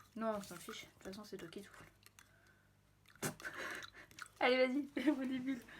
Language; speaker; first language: French; native; French